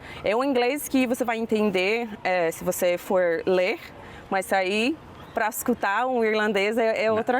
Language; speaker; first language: Portuguese; non-native, fluent; English